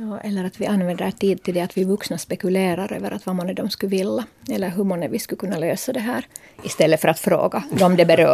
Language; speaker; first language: Swedish; native; Swedish